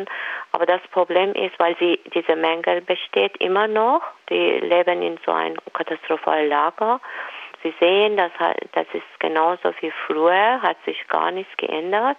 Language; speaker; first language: German; non-native, fluent; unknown